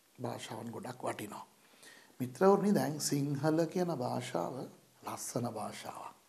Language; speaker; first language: Sinhala; non-native, local second language; Tamil